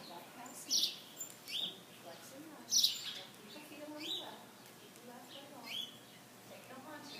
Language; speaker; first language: English; native; English